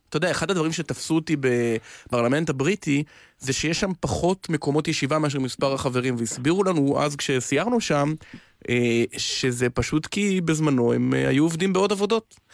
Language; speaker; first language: Hebrew; native; Hebrew